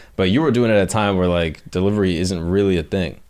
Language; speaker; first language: English; native; English